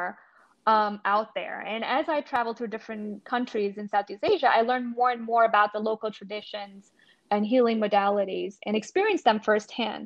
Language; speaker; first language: English; non-native, local second language; Gujarati